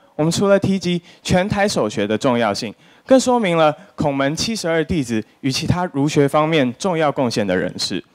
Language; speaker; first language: Chinese; native; Chinese